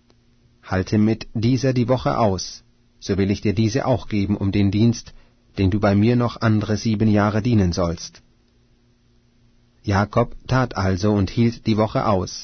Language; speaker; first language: German; native; German